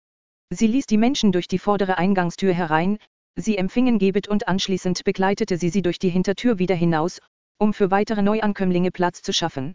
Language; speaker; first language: German; native; German